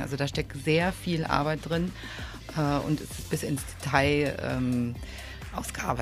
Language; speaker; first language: German; native; German